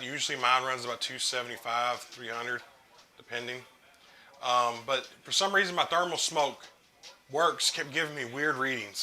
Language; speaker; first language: English; native; English